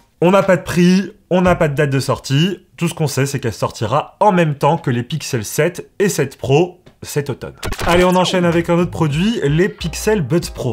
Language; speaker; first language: French; native; French